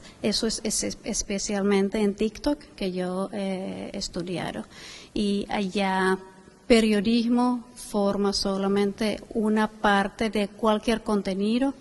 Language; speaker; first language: Spanish; non-native, fluent; Finnish